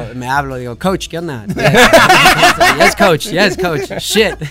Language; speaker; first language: Spanish; early bilingual, heritage; Spanish